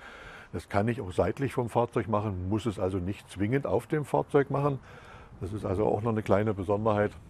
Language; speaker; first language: German; native; German